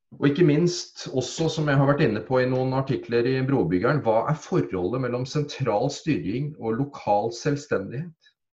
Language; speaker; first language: Norwegian; native; Norwegian